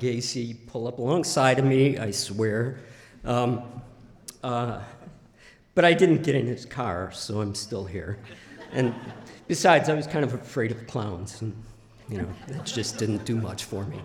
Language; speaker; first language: English; native; English